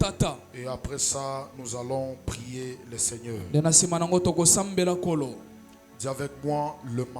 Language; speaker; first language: French; non-native, local second language; Lingala